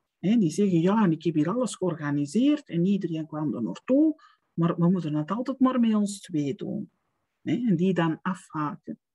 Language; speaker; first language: Dutch; native; Dutch